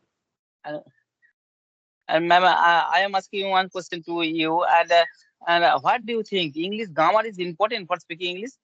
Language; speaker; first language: English; non-native, learner; Bangla